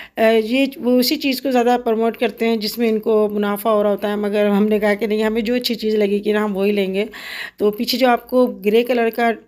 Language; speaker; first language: Urdu; native; Urdu